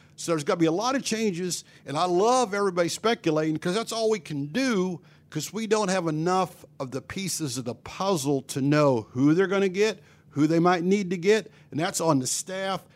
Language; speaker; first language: English; native; English